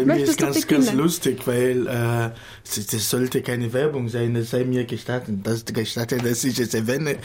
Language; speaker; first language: German; non-native, fluent; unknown